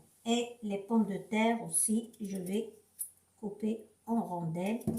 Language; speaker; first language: French; non-native, local second language; Arabic